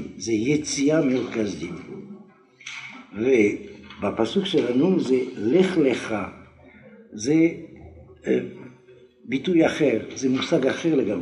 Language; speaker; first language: Hebrew; non-native, fluent; French